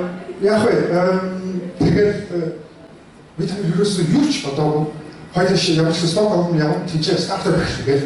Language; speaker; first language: Mongolian; early bilingual, heritage; Mongolian